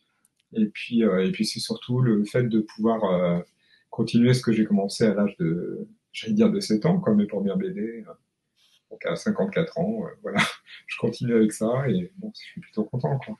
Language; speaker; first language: French; native; French